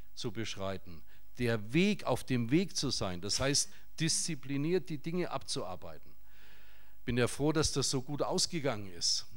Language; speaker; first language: German; native; German